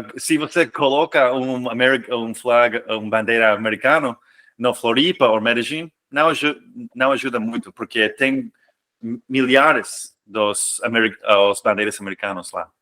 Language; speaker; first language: Portuguese; non-native, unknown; English